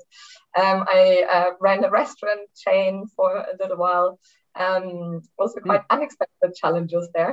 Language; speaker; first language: English; non-native, fluent; German